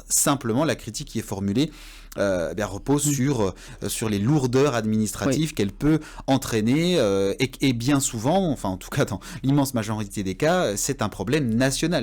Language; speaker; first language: French; native; French